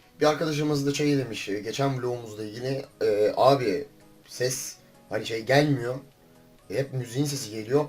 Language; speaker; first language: Turkish; native; Turkish